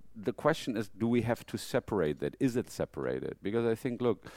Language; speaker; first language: English; non-native, fluent; German